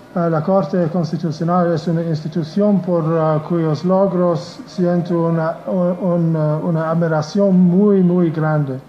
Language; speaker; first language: Spanish; non-native, learner; English